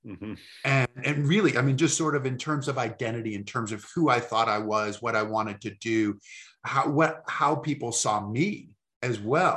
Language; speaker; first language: English; native; English